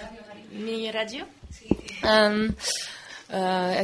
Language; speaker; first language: Spanish; non-native, learner; French